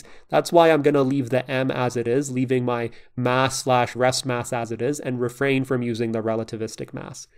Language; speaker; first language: English; native; English